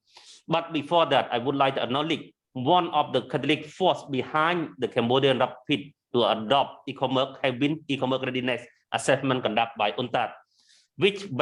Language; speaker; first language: English; non-native, learner; Khmer